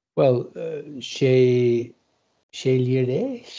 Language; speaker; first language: French; non-native, learner; English